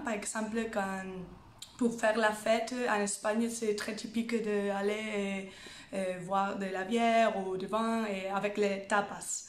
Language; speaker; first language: French; non-native, fluent; Spanish